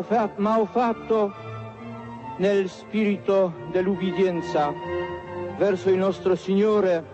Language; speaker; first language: Italian; non-native, fluent; Polish